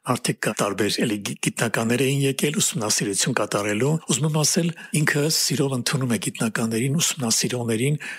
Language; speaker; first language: Armenian; native; Armenian